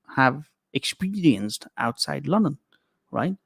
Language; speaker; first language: English; non-native, local second language; Nepali